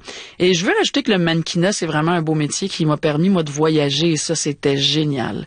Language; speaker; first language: French; native; French